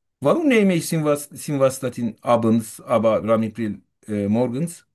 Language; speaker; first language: German; non-native, fluent; Turkish